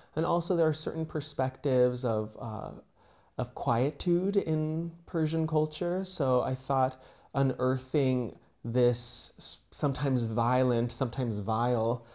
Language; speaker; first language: English; native; English